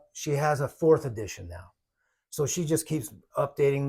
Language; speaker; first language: English; native; English